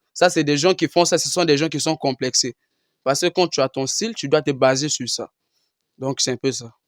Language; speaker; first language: French; non-native, local second language; Lingala